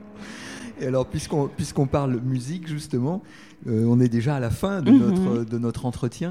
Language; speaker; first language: French; native; French